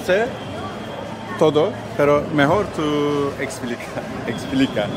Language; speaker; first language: Spanish; non-native, learner; Turkish